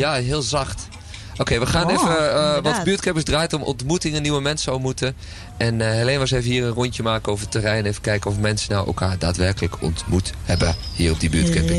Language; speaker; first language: Dutch; native; Dutch